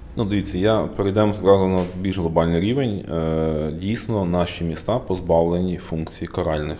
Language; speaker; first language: Ukrainian; native; Ukrainian